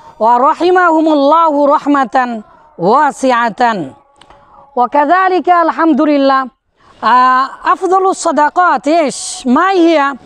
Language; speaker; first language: Arabic; non-native, fluent; Bangla